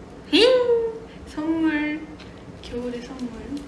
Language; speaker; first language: Korean; non-native, fluent; Japanese